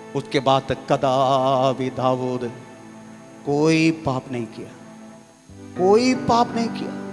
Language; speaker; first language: Hindi; non-native, local second language; Malayalam